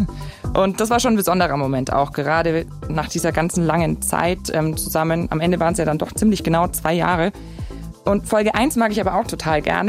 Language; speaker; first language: German; native; German